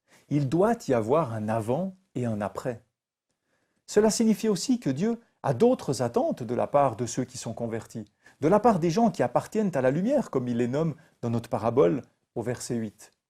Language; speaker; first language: French; native; French